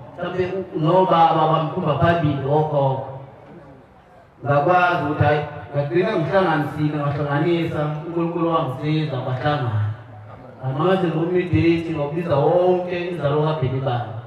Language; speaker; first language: Zulu; native; Zulu